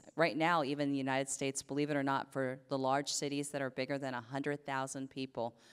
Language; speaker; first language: English; native; English